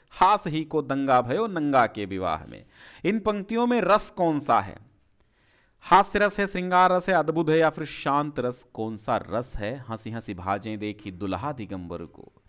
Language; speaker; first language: Hindi; native; Hindi